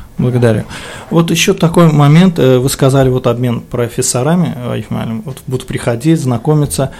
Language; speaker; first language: Russian; non-native, local second language; Azerbaijani